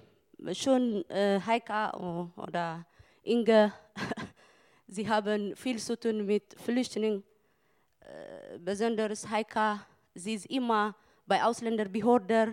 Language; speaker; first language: German; non-native, learner; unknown